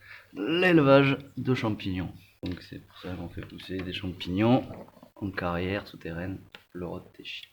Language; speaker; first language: French; native; French